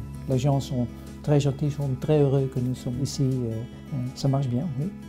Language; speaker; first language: French; non-native, fluent; Dutch